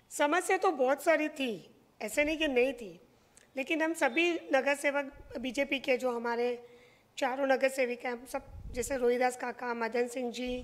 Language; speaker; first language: Hindi; non-native, local second language; Marathi